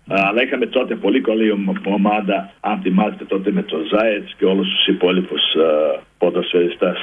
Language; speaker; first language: Greek; non-native, fluent; Serbian